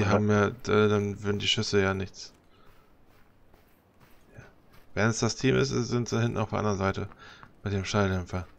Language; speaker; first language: German; native; German